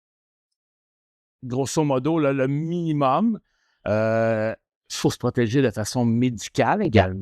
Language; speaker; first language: French; native; French